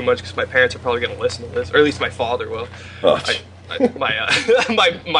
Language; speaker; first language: English; native; English